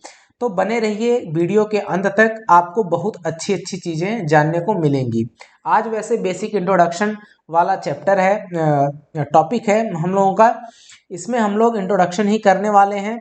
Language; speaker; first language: Hindi; native; Hindi